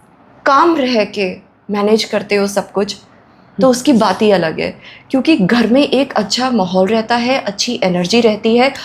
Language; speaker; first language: Hindi; native; Hindi